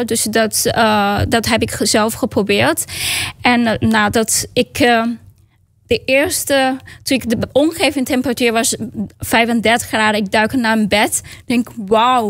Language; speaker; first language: Dutch; non-native, fluent; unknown